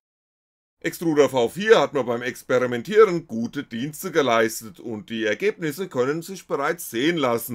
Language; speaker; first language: German; native; German